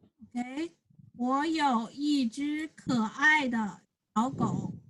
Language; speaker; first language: Chinese; non-native, fluent; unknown